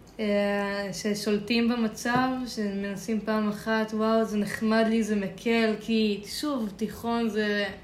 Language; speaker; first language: Hebrew; native; Hebrew